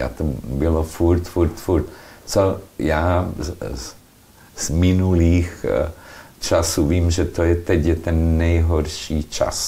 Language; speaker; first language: Czech; non-native, local second language; Slovak